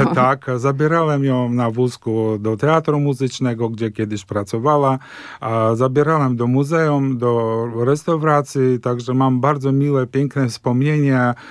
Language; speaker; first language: Polish; early bilingual, heritage; Polish